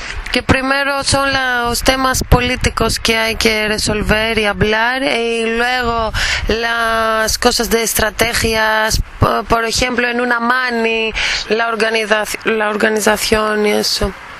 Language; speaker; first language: Spanish; non-native, fluent; Greek